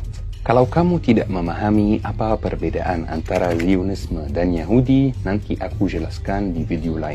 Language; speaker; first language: Indonesian; non-native, fluent; Arabic